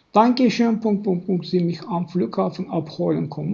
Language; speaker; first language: German; non-native, fluent; Turkish